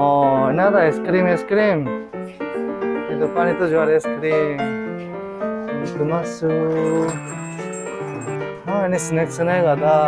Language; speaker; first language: Indonesian; non-native, fluent; Korean